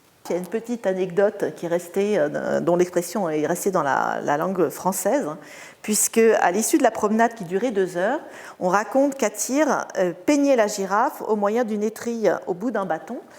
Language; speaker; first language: French; native; French